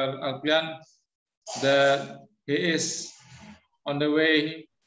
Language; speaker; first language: English; non-native, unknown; Indonesian